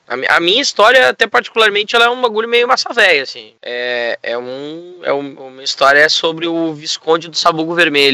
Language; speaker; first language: Portuguese; native; Portuguese